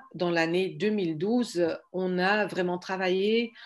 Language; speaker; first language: French; non-native, fluent; Dutch